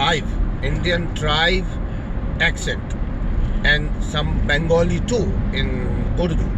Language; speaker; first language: English; non-native, fluent; Urdu